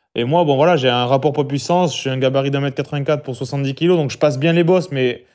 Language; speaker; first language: French; native; French